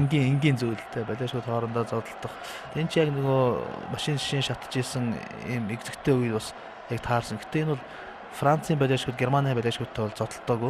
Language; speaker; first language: Mongolian; native; Mongolian